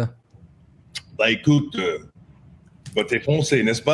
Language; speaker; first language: French; non-native, fluent; English